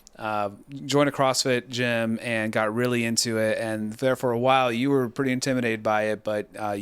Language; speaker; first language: English; native; English